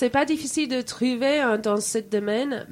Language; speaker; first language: French; non-native, fluent; English